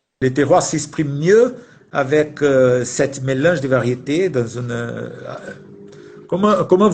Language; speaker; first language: French; non-native, fluent; Portuguese